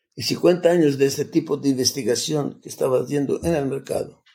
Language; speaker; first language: Spanish; non-native, fluent; Macedonian